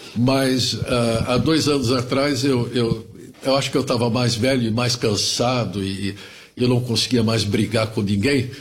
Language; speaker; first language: Portuguese; early bilingual, other home language; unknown